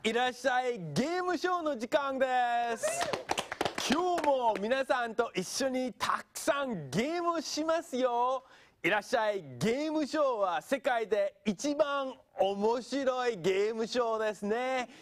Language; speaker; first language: Japanese; non-native, fluent; English